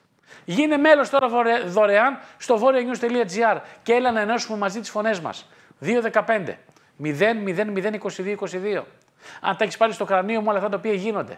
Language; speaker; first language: Greek; native; Greek